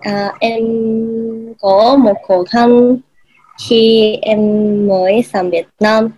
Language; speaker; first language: Vietnamese; non-native, learner; Japanese